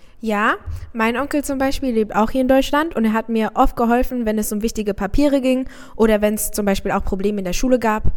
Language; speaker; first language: German; non-native, fluent; Persian